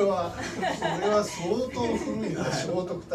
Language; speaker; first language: Japanese; native; Japanese